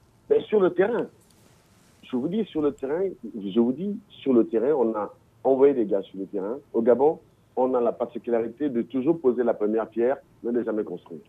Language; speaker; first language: French; non-native, local second language; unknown